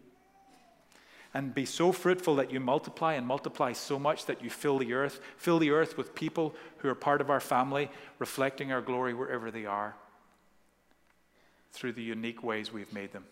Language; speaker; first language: English; native; English